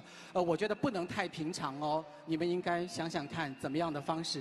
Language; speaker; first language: Chinese; native; Chinese